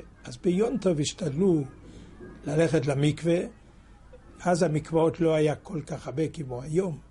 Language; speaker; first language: Hebrew; non-native, fluent; French